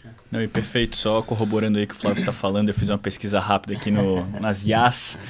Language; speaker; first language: Portuguese; native; Portuguese